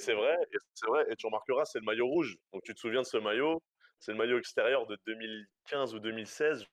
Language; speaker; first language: French; native; French